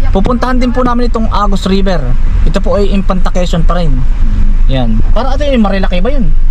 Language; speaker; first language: Filipino; native; Filipino